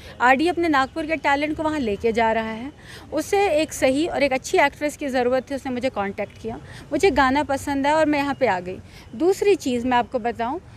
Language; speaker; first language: Hindi; native; Hindi